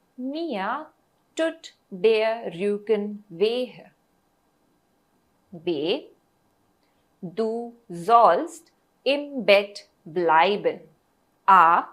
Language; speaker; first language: German; non-native, fluent; Hindi